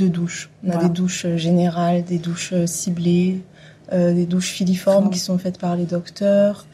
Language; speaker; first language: French; native; French